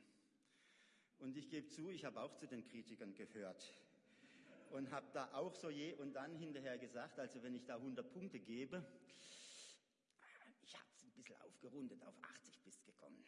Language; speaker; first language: German; native; German